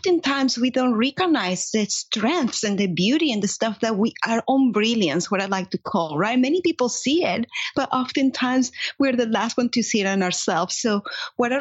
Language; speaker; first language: English; non-native, fluent; Spanish